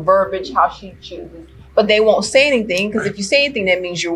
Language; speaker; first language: English; native; English